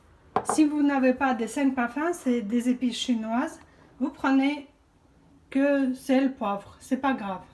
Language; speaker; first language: French; non-native, fluent; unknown